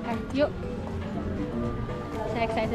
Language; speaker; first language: Indonesian; non-native, learner; English